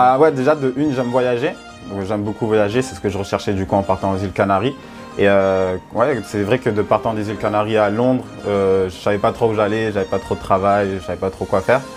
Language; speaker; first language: French; native; French